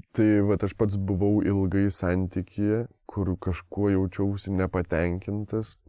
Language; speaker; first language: Lithuanian; native; Lithuanian